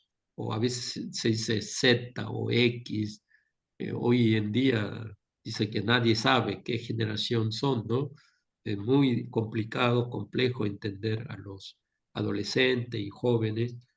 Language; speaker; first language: Spanish; non-native, fluent; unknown